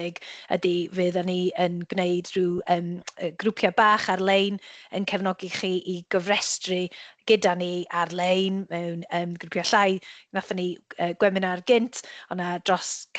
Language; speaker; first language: Welsh; native; Welsh